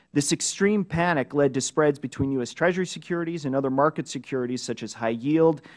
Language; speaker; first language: English; native; English